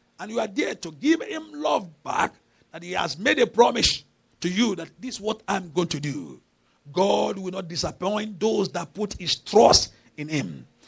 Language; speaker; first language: English; non-native, local second language; Yoruba